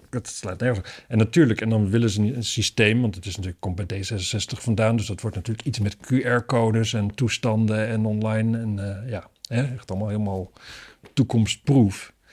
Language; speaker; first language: Dutch; native; Dutch